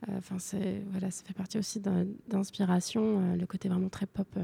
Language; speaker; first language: French; native; French